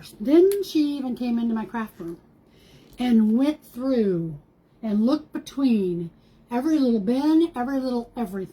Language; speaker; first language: English; native; English